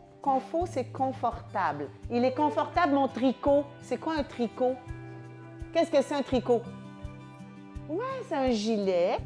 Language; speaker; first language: French; native; French